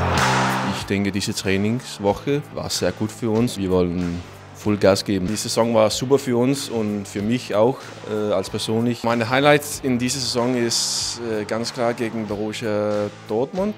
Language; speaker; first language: German; non-native, learner; Danish